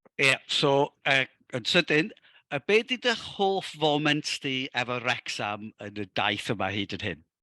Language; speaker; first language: Welsh; native; Welsh